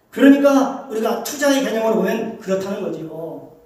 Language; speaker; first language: Korean; native; Korean